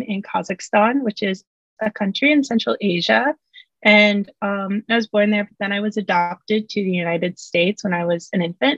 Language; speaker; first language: English; native; English